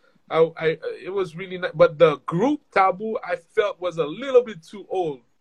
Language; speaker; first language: English; non-native, fluent; Haitian Creole